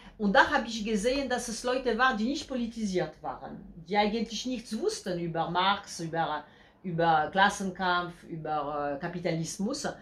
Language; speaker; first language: German; non-native, fluent; Polish